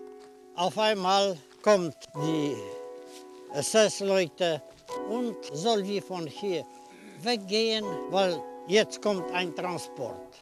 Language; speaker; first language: German; non-native, learner; Polish